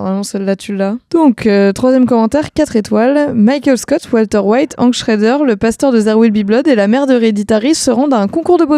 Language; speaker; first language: French; native; French